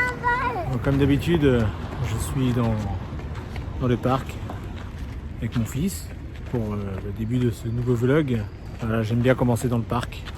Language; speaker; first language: French; native; French